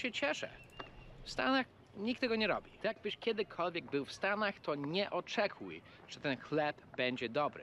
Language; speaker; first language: Polish; non-native, fluent; English